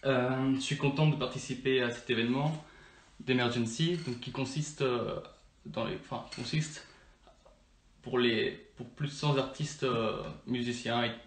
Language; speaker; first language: French; early bilingual, other home language; Italian